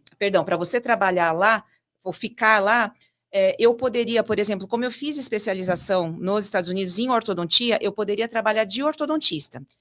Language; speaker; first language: Portuguese; native; Portuguese